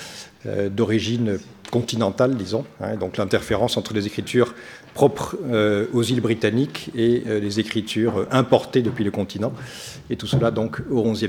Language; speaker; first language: French; native; French